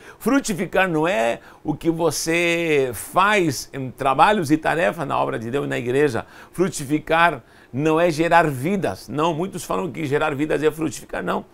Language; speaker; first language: Portuguese; non-native, fluent; Spanish